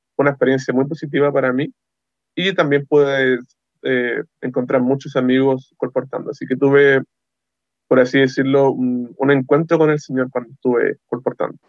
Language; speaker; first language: Spanish; native; Spanish